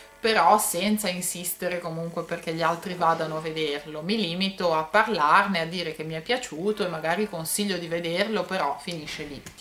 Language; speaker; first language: Italian; native; Italian